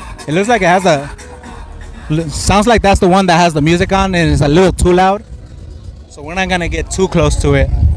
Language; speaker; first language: English; early bilingual, other home language; Spanish